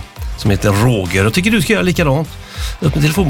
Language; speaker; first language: Swedish; native; Swedish